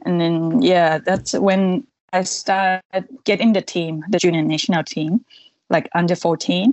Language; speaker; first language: English; non-native, fluent; Thai